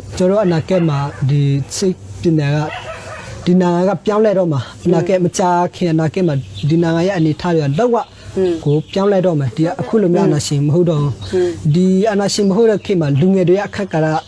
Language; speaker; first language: Burmese; non-native, local second language; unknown